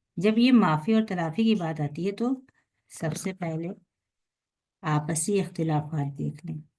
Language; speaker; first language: Urdu; native; Urdu